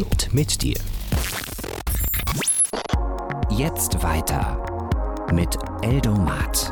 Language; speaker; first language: German; native; German